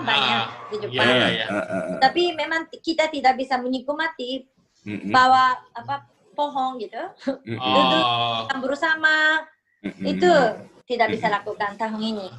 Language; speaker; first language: Indonesian; non-native, fluent; Japanese